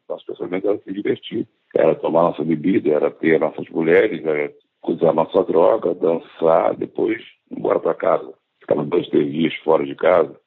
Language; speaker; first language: Portuguese; native; Portuguese